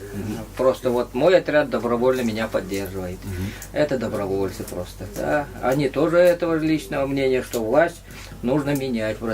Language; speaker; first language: Russian; native; Russian